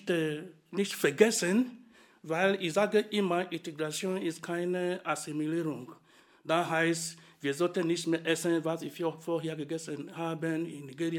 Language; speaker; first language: German; non-native, fluent; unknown